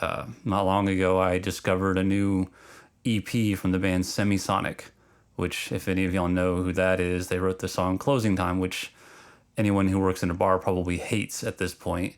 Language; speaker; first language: English; native; English